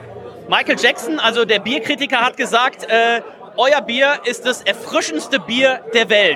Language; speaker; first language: German; native; German